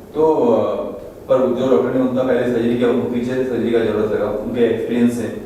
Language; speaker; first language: Hindi; non-native, local second language; Marathi